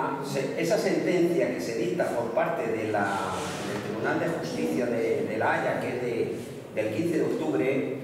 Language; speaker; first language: Spanish; native; Spanish